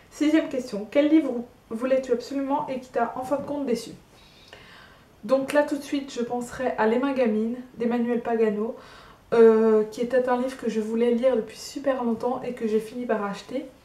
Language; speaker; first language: French; native; French